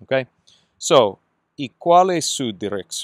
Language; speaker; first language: Spanish; non-native, fluent; English